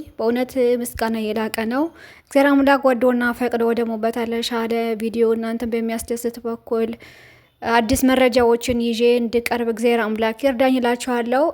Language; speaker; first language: Amharic; native; Amharic